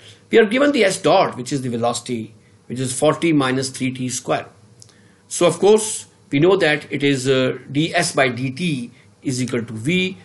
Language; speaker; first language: English; non-native, local second language; Urdu